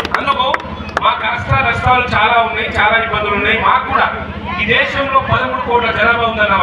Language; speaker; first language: Telugu; non-native, local second language; Lambadi